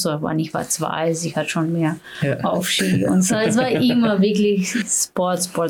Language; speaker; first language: German; non-native, learner; Slovenian